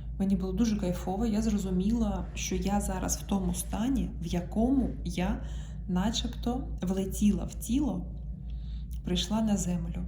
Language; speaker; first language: Ukrainian; non-native, local second language; Russian